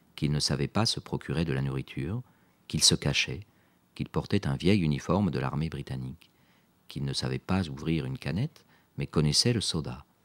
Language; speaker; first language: French; native; French